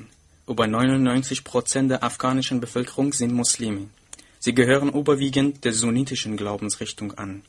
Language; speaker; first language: German; non-native, fluent; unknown